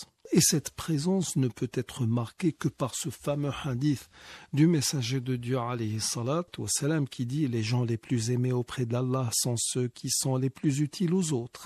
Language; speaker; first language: French; non-native, local second language; Arabic